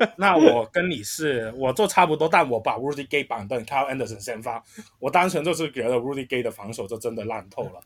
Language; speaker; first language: Chinese; native; Chinese